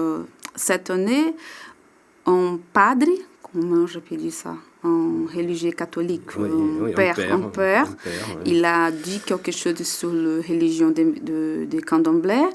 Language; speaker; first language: French; non-native, learner; Portuguese